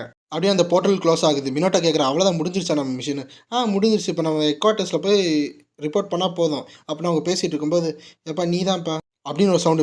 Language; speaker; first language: Tamil; native; Tamil